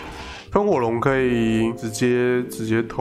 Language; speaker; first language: Chinese; native; Chinese